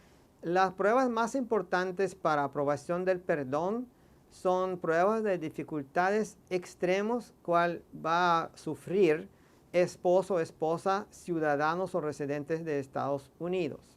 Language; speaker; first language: Spanish; non-native, fluent; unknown